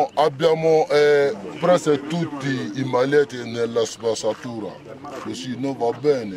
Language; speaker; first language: Italian; non-native, learner; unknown